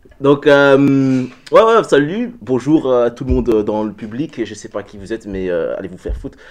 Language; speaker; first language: French; early bilingual, other home language; Dutch